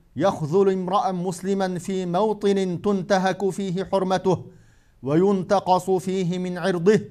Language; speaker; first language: Arabic; non-native, fluent; Uyghur